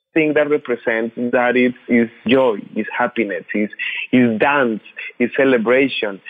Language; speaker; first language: English; non-native, fluent; Spanish